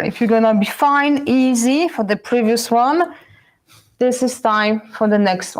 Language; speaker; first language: English; non-native, fluent; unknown